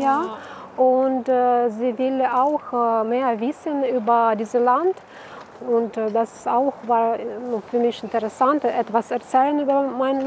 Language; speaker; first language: German; non-native, learner; Ukrainian